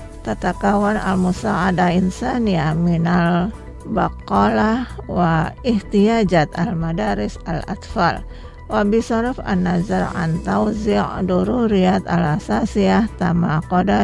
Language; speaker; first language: Arabic; non-native, fluent; Indonesian